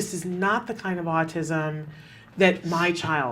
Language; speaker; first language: English; native; English